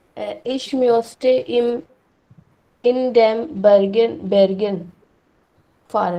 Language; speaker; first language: German; non-native, learner; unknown